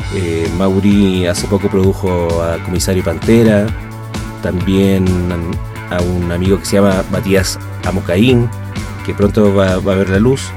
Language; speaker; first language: Spanish; native; Spanish